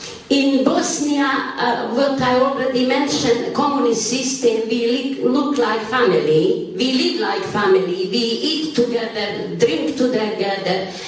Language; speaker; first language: English; non-native, learner; Bosnian